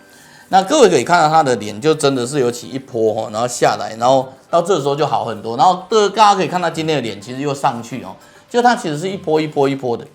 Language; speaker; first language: Chinese; native; Chinese